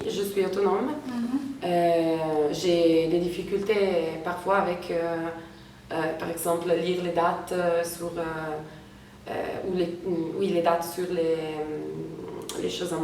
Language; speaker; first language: French; non-native, fluent; Italian